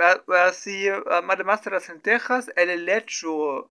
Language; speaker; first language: Spanish; non-native, learner; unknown